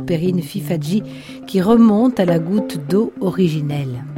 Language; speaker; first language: French; native; French